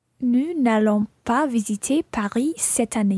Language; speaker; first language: French; non-native, learner; English